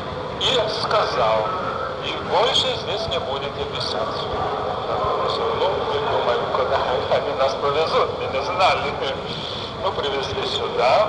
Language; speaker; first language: Russian; non-native, fluent; Lithuanian